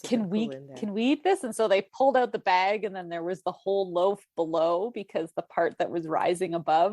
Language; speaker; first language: English; native; English